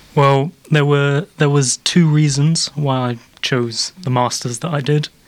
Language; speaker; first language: English; native; English